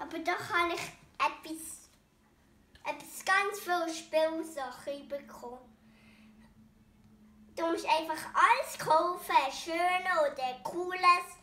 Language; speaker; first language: German; non-native, learner; Indonesian